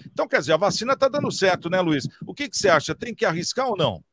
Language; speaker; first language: Portuguese; native; Portuguese